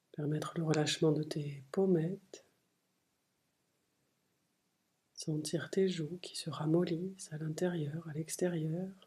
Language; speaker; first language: French; native; French